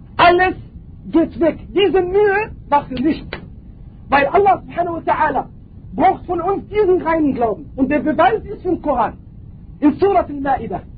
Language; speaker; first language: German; non-native, fluent; Arabic